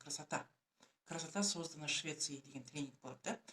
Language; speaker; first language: Russian; non-native, local second language; Kazakh